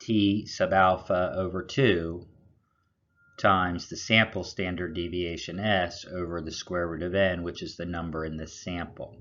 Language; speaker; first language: English; native; English